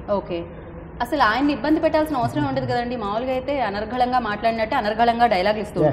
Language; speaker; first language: Telugu; native; Telugu